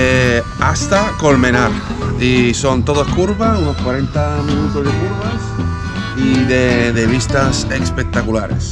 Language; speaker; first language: Spanish; non-native, fluent; Italian